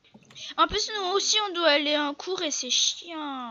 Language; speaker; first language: French; native; French